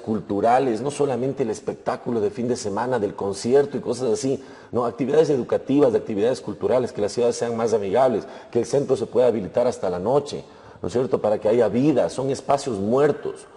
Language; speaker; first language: Spanish; native; Spanish